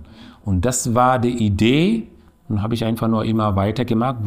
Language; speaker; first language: German; non-native, learner; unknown